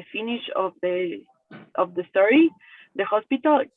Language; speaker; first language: English; non-native, learner; Spanish